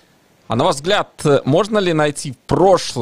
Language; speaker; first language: Russian; native; Russian